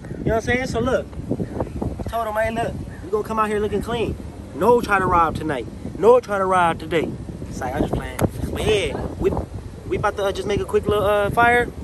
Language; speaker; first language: English; early bilingual, other home language; Spanish